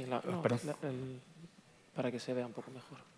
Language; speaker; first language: Spanish; native; Spanish